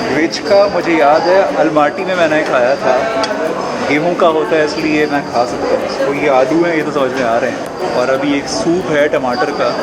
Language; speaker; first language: Hindi; native; Hindi